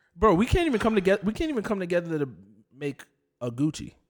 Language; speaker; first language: English; native; English